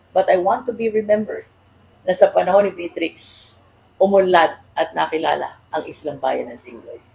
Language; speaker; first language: Filipino; native; Filipino